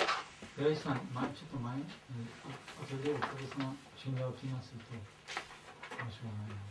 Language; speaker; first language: Japanese; non-native, learner; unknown